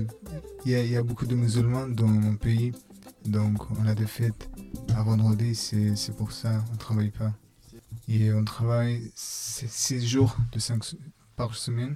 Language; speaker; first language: French; non-native, learner; Bangla